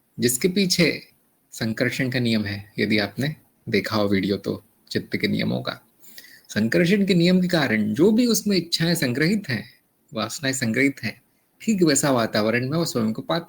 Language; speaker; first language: Hindi; native; Hindi